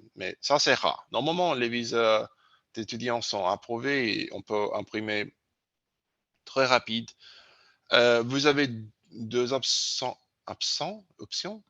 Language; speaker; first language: French; non-native, learner; English